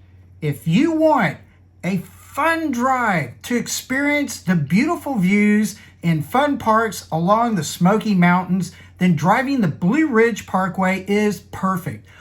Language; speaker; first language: English; native; English